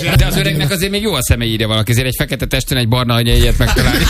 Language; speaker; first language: Hungarian; native; Hungarian